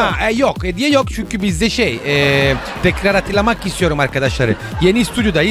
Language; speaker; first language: Turkish; non-native, learner; Italian